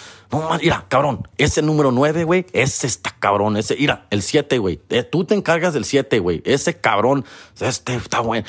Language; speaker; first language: Spanish; early bilingual, heritage; Spanish